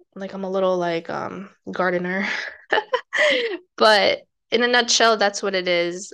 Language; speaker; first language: English; native; English